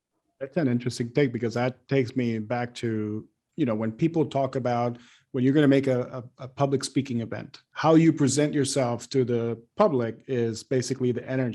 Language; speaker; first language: English; native; English